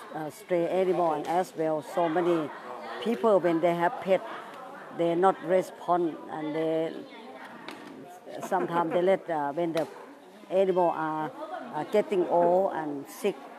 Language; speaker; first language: English; non-native, fluent; Thai